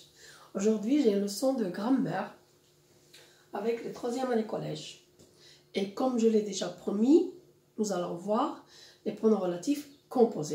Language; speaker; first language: French; non-native, local second language; Arabic